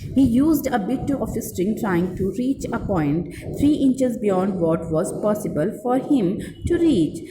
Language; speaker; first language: English; non-native, local second language; Hindi